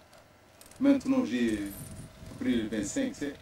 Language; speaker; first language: French; non-native, local second language; Arabic